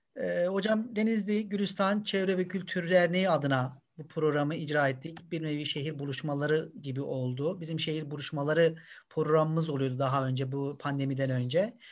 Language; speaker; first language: Turkish; native; Turkish